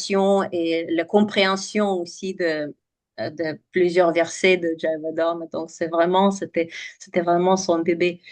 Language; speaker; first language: French; non-native, fluent; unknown